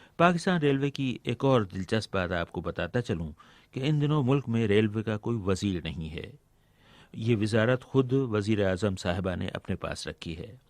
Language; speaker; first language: Urdu; native; Urdu